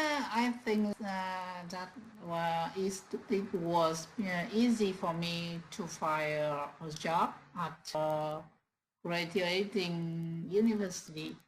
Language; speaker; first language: English; non-native, learner; Vietnamese